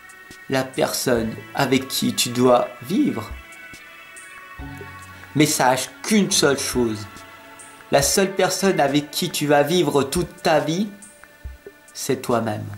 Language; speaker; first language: French; native; French